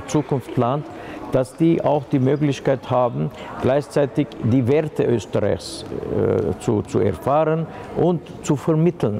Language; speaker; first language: German; non-native, fluent; Armenian